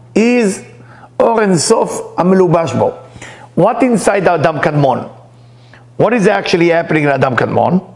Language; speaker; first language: English; non-native, fluent; Hebrew